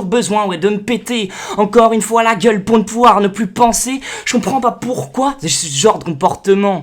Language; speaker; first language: French; native; French